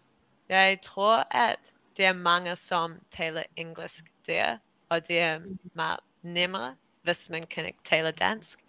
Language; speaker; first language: Danish; early bilingual, heritage; English